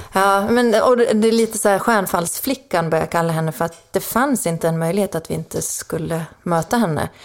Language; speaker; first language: Swedish; native; Swedish